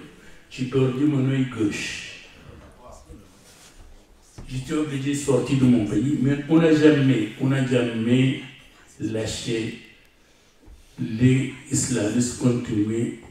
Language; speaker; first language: French; non-native, learner; Arabic